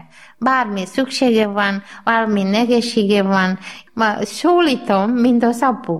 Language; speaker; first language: Hungarian; non-native, learner; Malayalam